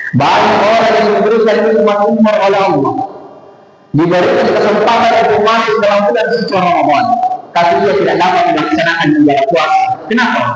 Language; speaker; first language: Indonesian; native; Indonesian